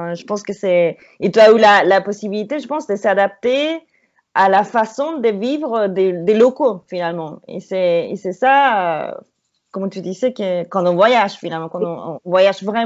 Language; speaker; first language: French; non-native, fluent; Spanish